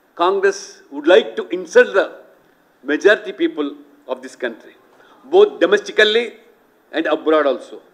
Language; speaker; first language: English; non-native, local second language; Telugu